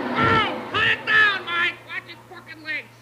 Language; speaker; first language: English; native; English